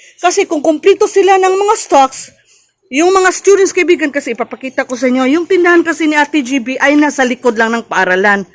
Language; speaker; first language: Filipino; non-native, local second language; Cebuano